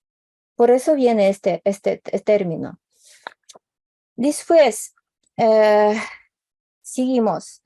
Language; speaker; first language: Spanish; non-native, fluent; Ukrainian